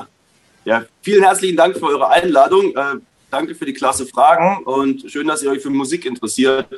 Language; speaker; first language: German; native; German